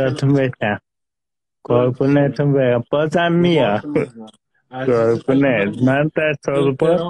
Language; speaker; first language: Persian; non-native, local second language; Azerbaijani